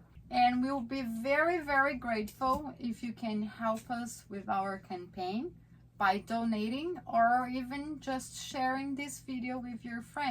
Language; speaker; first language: English; non-native, fluent; Portuguese